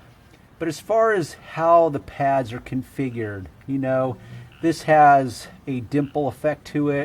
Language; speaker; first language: English; native; English